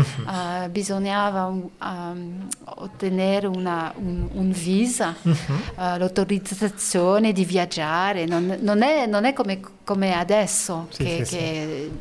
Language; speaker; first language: Italian; non-native, learner; French